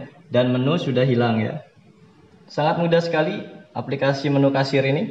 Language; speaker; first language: Indonesian; native; Indonesian